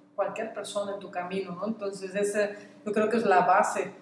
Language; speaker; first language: Spanish; non-native, fluent; Dutch